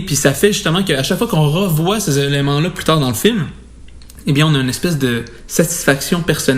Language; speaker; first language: French; native; French